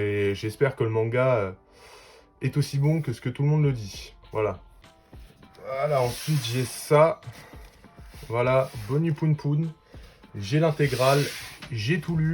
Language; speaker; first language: French; native; French